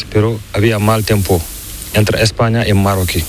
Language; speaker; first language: Spanish; non-native, learner; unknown